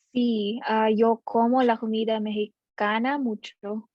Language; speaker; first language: Spanish; non-native, learner; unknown